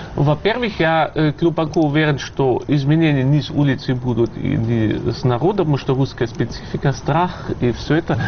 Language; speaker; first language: Russian; non-native, fluent; German